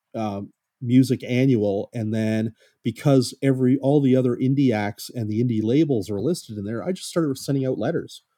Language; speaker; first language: English; native; English